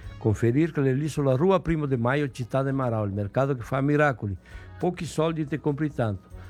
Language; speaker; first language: Italian; early bilingual, heritage; Venetian